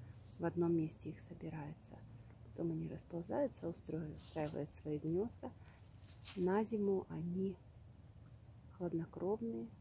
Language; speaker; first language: Russian; native; Russian